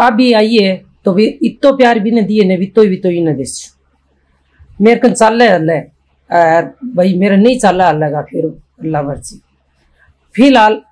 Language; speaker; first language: Hindi; non-native, local second language; Rajasthani